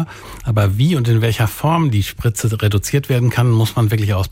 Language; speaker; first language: German; native; German